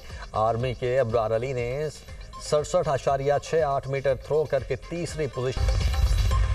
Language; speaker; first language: Urdu; native; Urdu